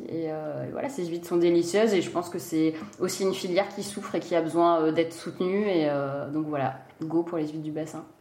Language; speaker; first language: French; native; French